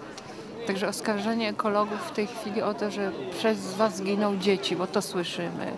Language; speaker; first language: Polish; native; Polish